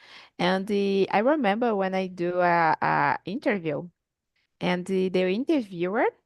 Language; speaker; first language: English; non-native, learner; Portuguese